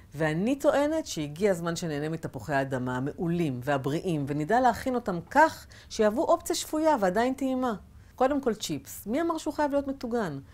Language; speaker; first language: Hebrew; native; Hebrew